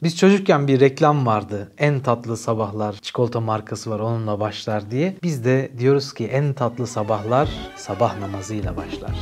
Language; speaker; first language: Turkish; native; Turkish